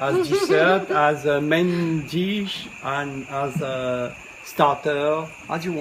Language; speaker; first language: English; non-native, learner; French